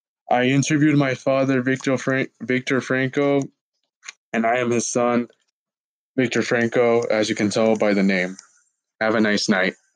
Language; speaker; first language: English; early bilingual, other home language; Spanish